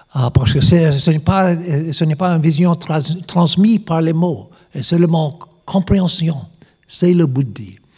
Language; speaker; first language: French; non-native, learner; English